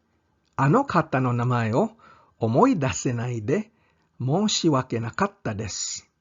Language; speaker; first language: Japanese; non-native, fluent; English